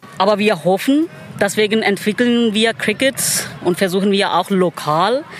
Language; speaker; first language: German; non-native, learner; Pashto